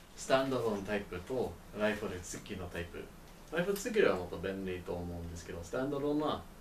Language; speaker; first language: Japanese; non-native, learner; English